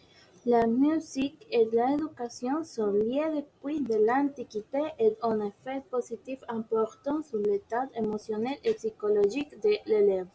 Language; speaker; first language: French; non-native, learner; Spanish